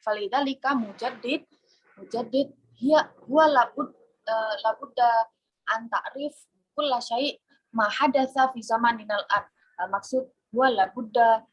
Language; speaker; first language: Arabic; non-native, learner; Indonesian